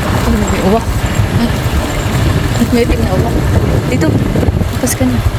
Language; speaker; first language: Filipino; native; Filipino